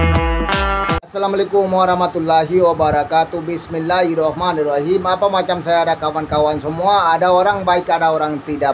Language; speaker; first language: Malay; non-native, learner; Bangla